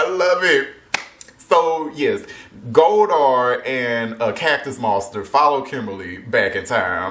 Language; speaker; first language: English; native; English